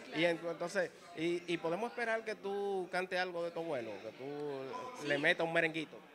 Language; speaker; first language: Spanish; native; Spanish